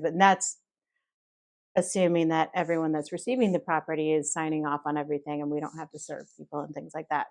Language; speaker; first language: English; native; English